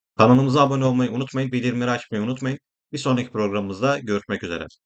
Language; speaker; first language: Turkish; native; Turkish